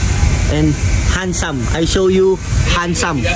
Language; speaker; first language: English; non-native, learner; Filipino